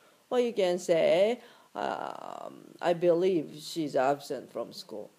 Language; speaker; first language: English; non-native, fluent; Japanese